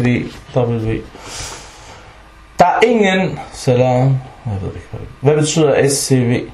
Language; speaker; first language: Danish; early bilingual, other home language; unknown